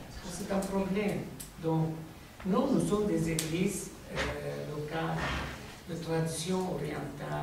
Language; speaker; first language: French; non-native, fluent; Arabic